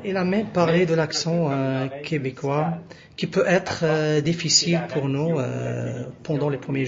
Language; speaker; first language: French; non-native, local second language; Arabic